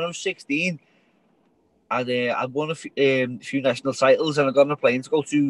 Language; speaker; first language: English; native; English